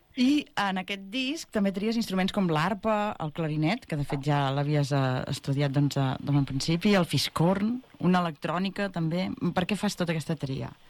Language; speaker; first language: Catalan; native; Catalan